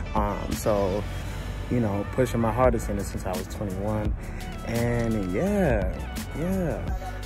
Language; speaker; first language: English; native; English